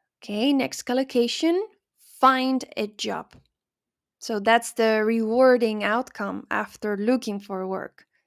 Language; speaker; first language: English; non-native, fluent; Spanish